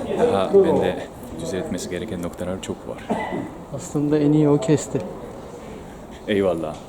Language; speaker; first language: Turkish; non-native, fluent; Japanese